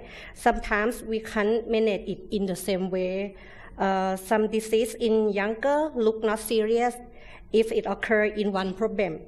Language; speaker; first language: English; non-native, learner; Thai